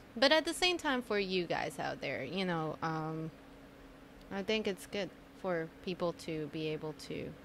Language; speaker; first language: English; non-native, fluent; Spanish